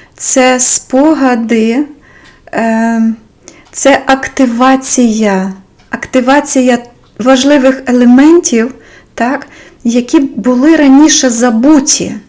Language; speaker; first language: Ukrainian; non-native, local second language; Russian